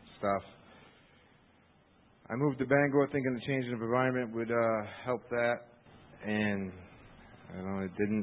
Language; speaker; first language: English; native; English